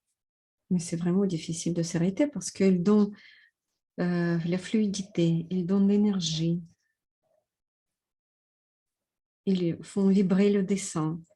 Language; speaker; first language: French; non-native, fluent; Russian